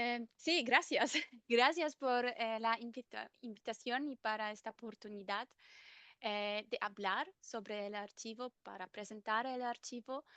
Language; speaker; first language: Spanish; non-native, fluent; German